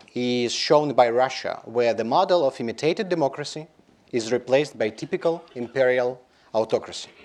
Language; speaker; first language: English; non-native, fluent; Belarusian